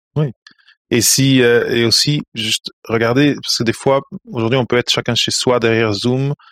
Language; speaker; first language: French; native; French